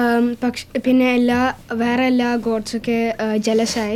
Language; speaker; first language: Malayalam; early bilingual, heritage; Malayalam